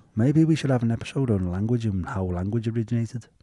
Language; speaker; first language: English; native; English